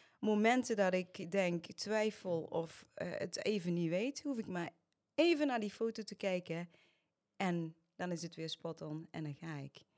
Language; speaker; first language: Dutch; early bilingual, other home language; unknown